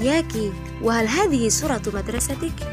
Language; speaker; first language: Arabic; non-native, learner; Indonesian